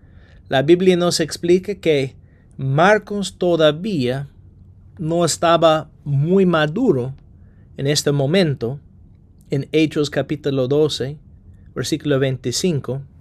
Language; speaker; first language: Spanish; non-native, fluent; English